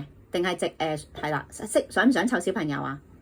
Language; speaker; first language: Cantonese; native; Cantonese